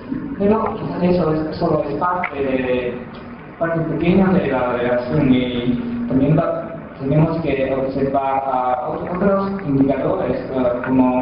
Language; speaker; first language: Spanish; non-native, fluent; Chinese